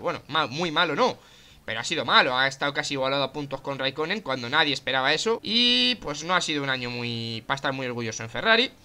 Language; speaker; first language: Spanish; native; Spanish